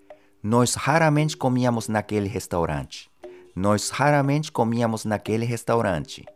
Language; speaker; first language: Portuguese; non-native, fluent; Japanese